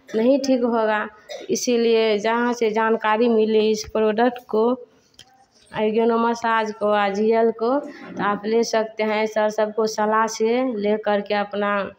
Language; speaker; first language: Hindi; native; Hindi